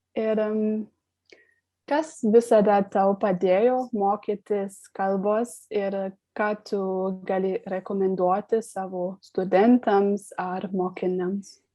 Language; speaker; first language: Lithuanian; non-native, learner; German